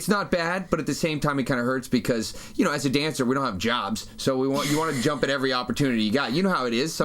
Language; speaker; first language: English; native; English